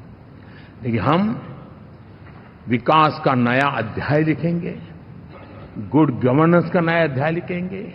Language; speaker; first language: Hindi; non-native, local second language; Gujarati